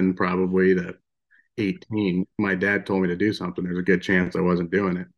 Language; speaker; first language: English; native; English